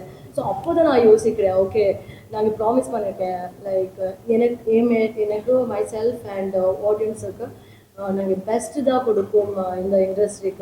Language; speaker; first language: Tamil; non-native, learner; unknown